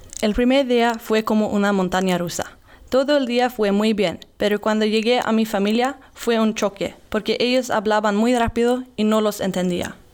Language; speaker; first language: Spanish; non-native, learner; Swedish